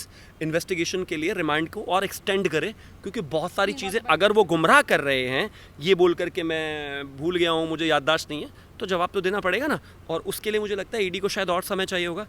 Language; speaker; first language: Hindi; native; Hindi